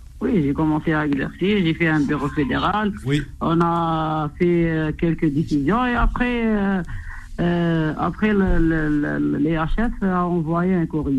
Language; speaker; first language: French; non-native, local second language; Arabic